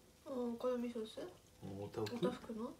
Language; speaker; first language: Korean; non-native, fluent; Japanese